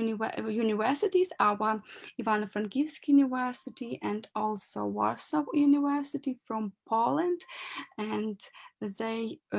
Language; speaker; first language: English; non-native, learner; Ukrainian